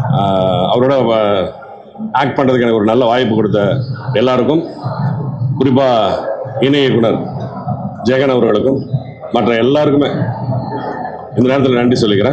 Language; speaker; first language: Tamil; native; Tamil